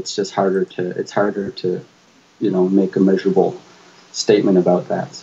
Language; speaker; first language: English; native; English